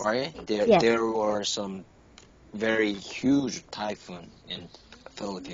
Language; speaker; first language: English; non-native, learner; Korean